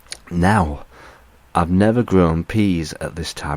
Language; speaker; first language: English; native; English